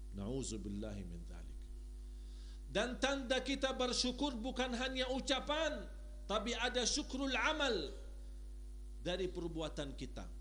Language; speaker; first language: Indonesian; non-native, fluent; Arabic